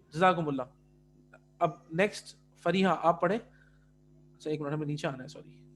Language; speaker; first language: Urdu; native; Urdu